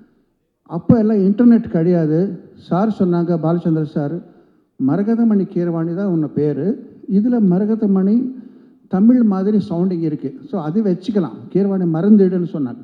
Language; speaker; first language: Tamil; non-native, local second language; Telugu